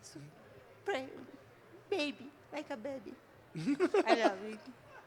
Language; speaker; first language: English; non-native, learner; Italian